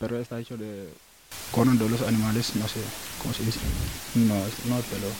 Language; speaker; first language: Spanish; non-native, learner; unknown